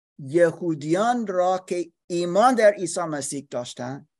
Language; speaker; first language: Persian; non-native, learner; English